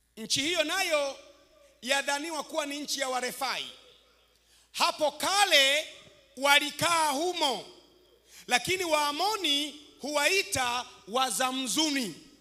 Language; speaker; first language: Swahili; native; Swahili